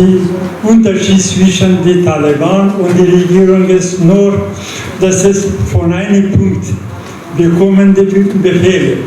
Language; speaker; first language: German; non-native, learner; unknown